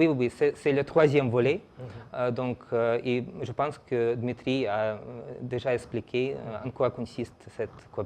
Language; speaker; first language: French; non-native, fluent; Russian